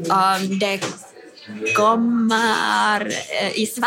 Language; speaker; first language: Swedish; non-native, learner; Finnish